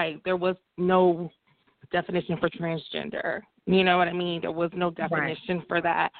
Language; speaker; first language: English; native; English